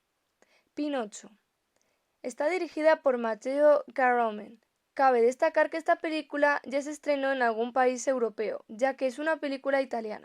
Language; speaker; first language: Spanish; native; Spanish